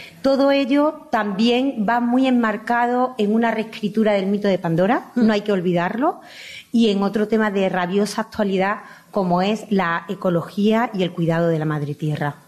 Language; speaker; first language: Spanish; native; Spanish